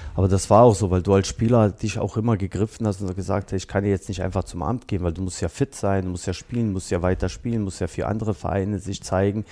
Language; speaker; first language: German; early bilingual, other home language; Bosnian